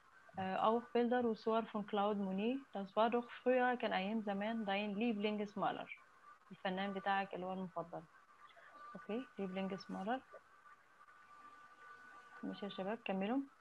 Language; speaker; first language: German; non-native, learner; Arabic